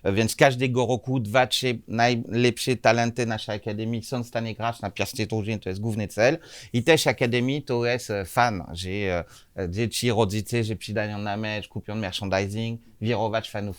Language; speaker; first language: Polish; non-native, learner; French